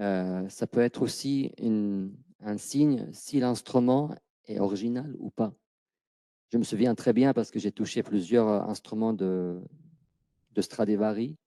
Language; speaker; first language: French; non-native, fluent; Arabic